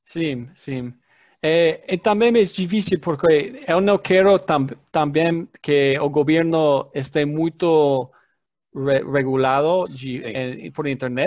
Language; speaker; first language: Portuguese; non-native, learner; English